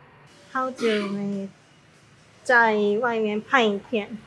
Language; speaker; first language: Chinese; non-native, learner; Korean